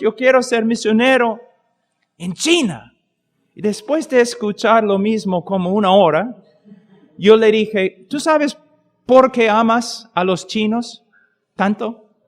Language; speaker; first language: Spanish; non-native, fluent; English